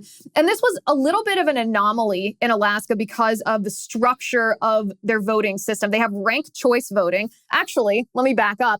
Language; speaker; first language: English; native; English